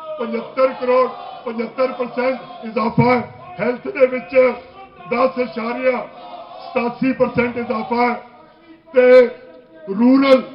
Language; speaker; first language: Punjabi; native; Punjabi